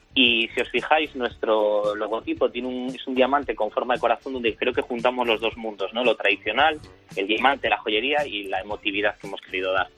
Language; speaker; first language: Spanish; native; Spanish